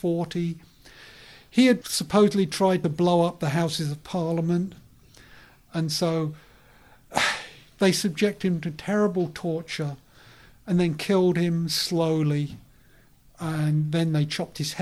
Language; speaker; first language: English; native; English